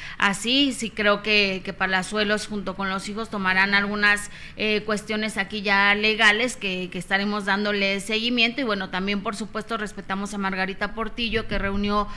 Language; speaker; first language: Spanish; native; Spanish